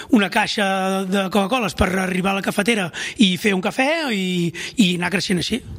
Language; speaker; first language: Catalan; native; Catalan